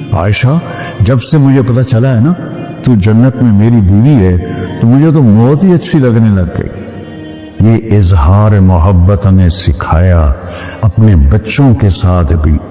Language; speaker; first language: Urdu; non-native, local second language; Punjabi